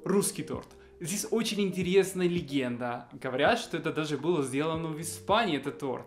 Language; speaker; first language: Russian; non-native, fluent; Spanish